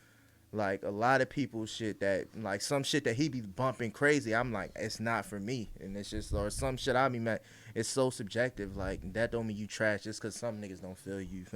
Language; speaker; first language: English; native; English